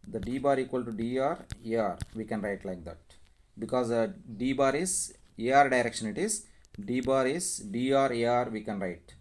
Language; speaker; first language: English; non-native, local second language; Telugu